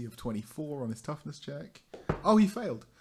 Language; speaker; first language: English; native; English